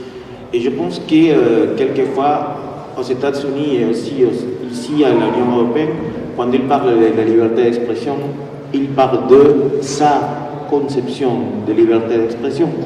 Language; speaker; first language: French; non-native, fluent; Spanish